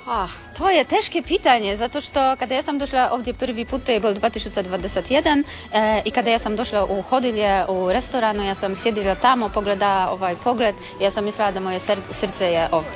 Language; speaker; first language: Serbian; non-native, learner; Polish